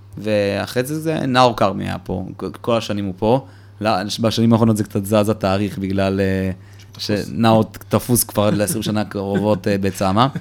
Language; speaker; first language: Hebrew; early bilingual, other home language; Russian